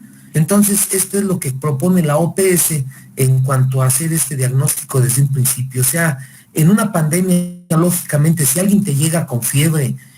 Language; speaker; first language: Spanish; native; Spanish